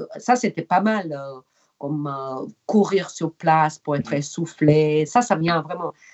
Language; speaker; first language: French; non-native, fluent; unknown